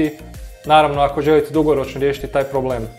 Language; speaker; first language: Croatian; native; Croatian